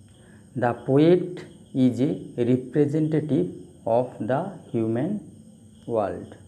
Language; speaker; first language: English; non-native, local second language; Bangla